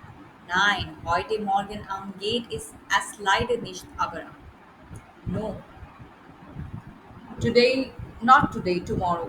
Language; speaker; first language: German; non-native, learner; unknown